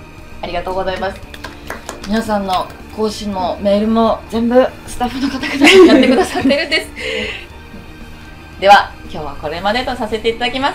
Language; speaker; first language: Japanese; native; Japanese